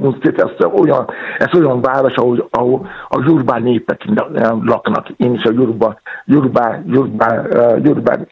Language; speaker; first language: Hungarian; non-native, fluent; Yoruba